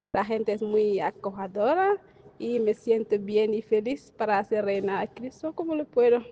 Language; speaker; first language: Spanish; non-native, learner; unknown